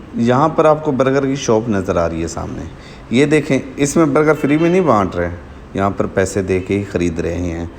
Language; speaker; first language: Urdu; non-native, local second language; Saraiki